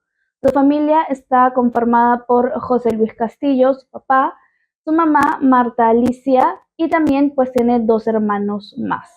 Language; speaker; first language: Spanish; native; Spanish